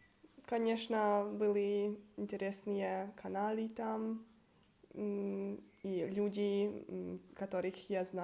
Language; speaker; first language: Russian; non-native, learner; Hungarian